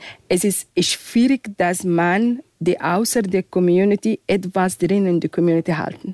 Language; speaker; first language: German; non-native, fluent; Arabic